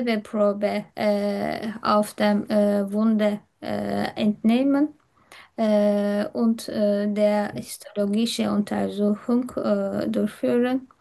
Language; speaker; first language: German; non-native, learner; Turkish